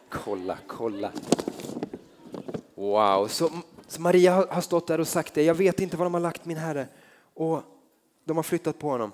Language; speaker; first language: Swedish; native; Swedish